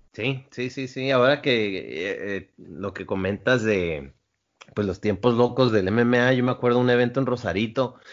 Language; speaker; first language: Spanish; native; Spanish